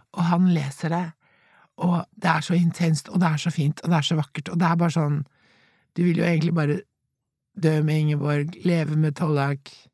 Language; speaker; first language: Norwegian; native; Norwegian